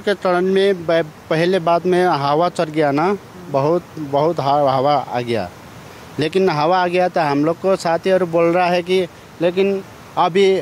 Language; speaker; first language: Hindi; non-native, learner; Nepali